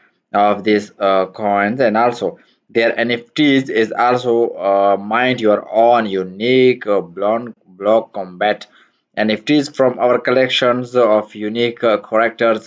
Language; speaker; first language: English; non-native, learner; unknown